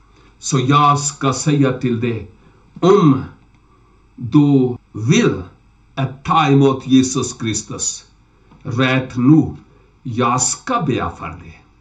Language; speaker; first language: Swedish; non-native, learner; Urdu